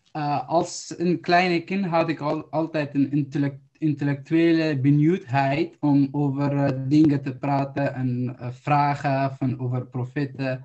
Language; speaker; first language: Dutch; non-native, learner; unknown